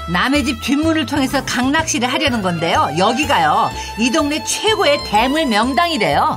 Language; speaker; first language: Korean; native; Korean